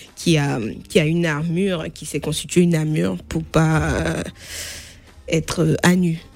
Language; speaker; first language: French; native; French